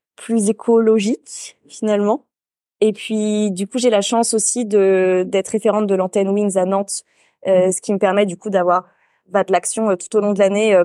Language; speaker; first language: French; native; French